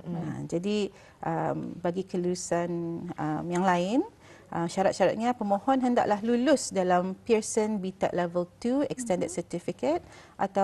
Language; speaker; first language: Malay; native; Malay